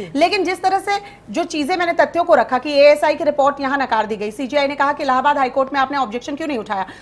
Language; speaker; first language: Hindi; native; Hindi